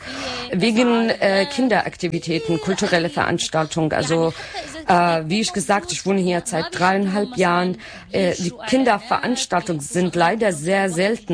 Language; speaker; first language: German; non-native, learner; Arabic